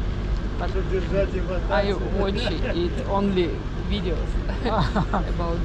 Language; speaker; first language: English; non-native, learner; Russian